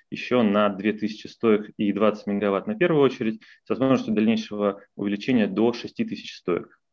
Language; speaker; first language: Russian; native; Russian